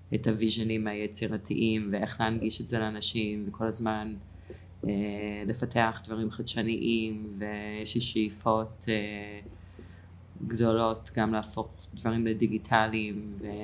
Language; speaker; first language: Hebrew; non-native, fluent; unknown